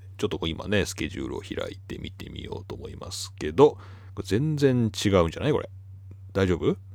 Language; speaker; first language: Japanese; native; Japanese